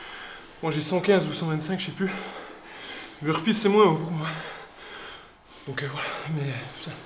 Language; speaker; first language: French; native; French